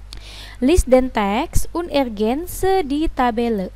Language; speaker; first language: German; non-native, fluent; Indonesian